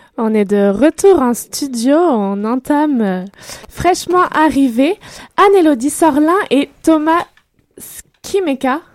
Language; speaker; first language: French; native; French